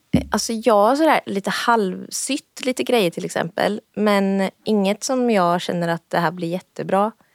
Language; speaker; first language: Swedish; native; Swedish